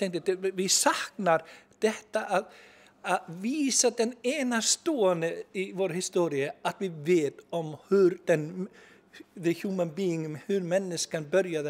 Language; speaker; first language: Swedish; non-native, fluent; Icelandic